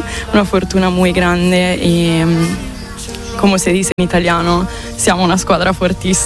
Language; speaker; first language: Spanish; non-native, fluent; Italian